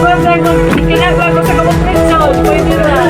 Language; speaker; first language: Filipino; non-native, local second language; Cebuano